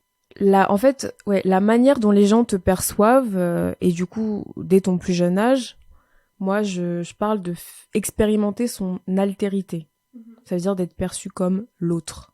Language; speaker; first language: French; native; French